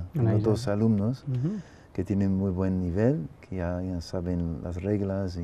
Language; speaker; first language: Spanish; non-native, fluent; English